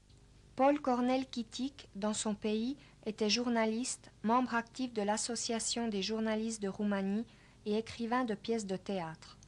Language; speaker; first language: French; native; French